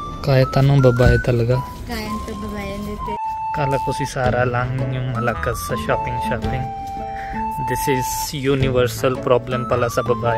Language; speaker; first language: Filipino; non-native, learner; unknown